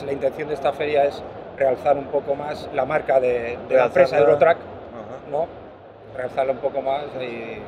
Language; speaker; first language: Spanish; native; Spanish